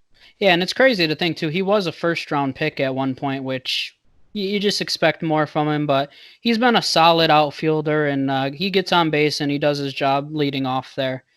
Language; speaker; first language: English; native; English